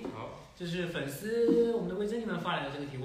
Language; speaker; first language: Chinese; native; Chinese